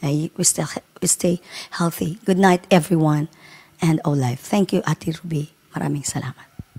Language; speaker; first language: English; non-native, local second language; Filipino